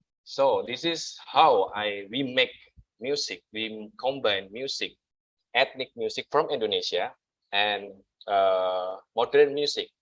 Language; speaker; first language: English; non-native, learner; Indonesian